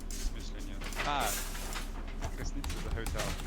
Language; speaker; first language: Russian; non-native, learner; English